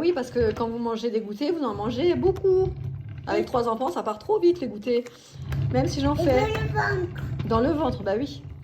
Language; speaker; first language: French; native; French